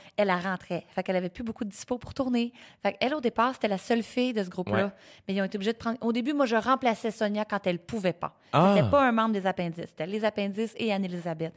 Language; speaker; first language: French; native; French